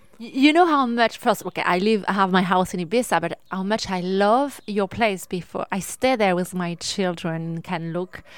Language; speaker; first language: English; non-native, learner; French